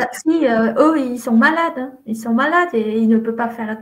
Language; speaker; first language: French; non-native, fluent; Vietnamese